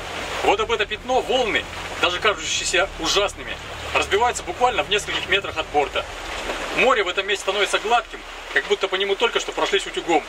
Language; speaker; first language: Russian; native; Russian